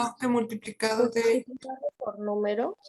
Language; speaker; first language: Spanish; native; Spanish